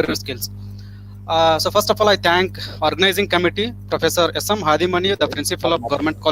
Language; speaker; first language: English; non-native, local second language; Kannada